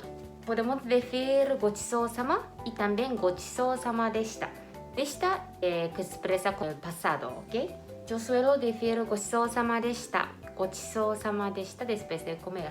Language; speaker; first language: Spanish; non-native, fluent; Japanese